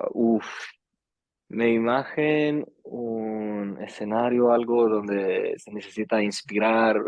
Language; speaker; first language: Spanish; early bilingual, heritage; Swedish